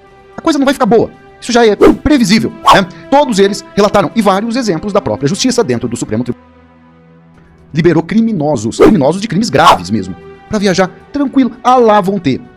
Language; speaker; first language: Portuguese; native; Portuguese